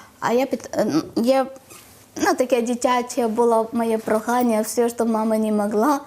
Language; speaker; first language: Ukrainian; non-native, learner; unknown